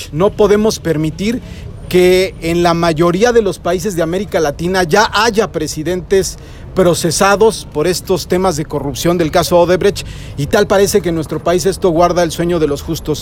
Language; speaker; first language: Spanish; native; Spanish